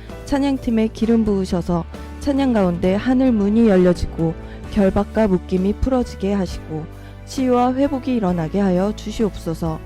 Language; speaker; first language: Korean; native; Korean